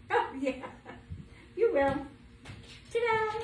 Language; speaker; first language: English; native; English